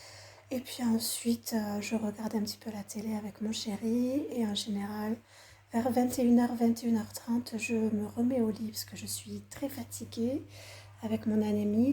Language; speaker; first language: French; native; French